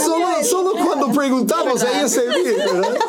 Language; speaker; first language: Spanish; non-native, fluent; English